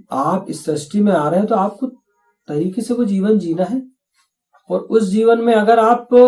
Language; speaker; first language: Hindi; native; Hindi